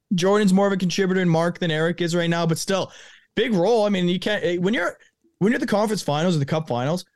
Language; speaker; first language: English; native; English